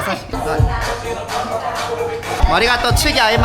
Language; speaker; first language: Japanese; non-native, learner; Korean